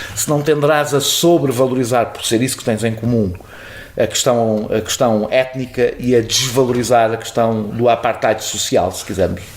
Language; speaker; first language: Portuguese; native; Portuguese